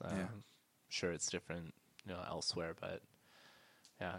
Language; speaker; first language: English; native; English